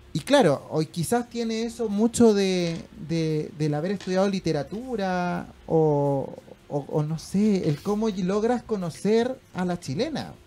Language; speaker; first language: Spanish; native; Spanish